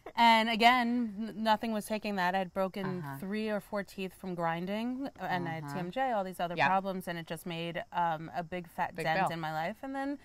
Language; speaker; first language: English; native; English